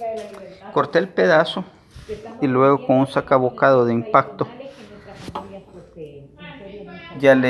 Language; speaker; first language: Spanish; native; Spanish